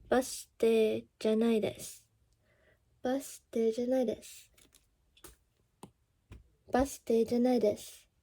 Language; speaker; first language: Japanese; non-native, learner; English